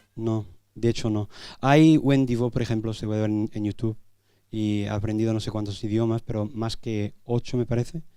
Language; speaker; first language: Spanish; non-native, fluent; English